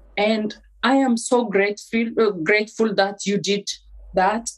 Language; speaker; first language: English; non-native, fluent; Amharic